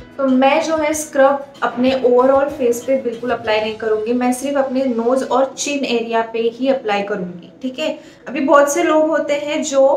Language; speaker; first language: Hindi; non-native, local second language; Marathi